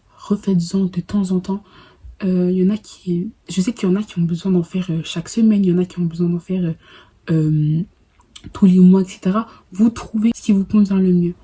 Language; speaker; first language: French; early bilingual, other home language; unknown